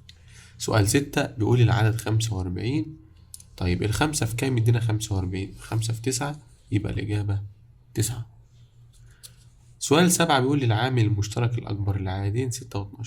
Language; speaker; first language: Arabic; native; Arabic